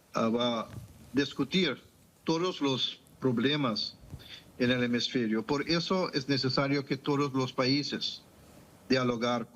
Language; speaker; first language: Spanish; non-native, fluent; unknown